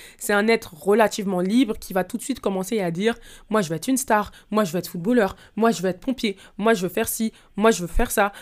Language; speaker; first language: French; native; French